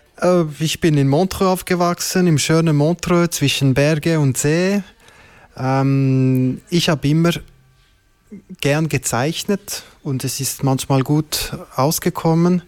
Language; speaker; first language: German; non-native, local second language; French